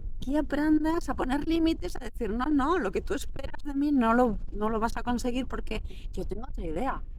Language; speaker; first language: Spanish; native; Spanish